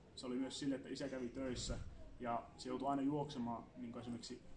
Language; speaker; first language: Finnish; early bilingual, other home language; Assyrian Neo-Aramaic